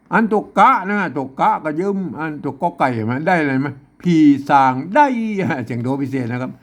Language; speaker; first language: Thai; non-native, local second language; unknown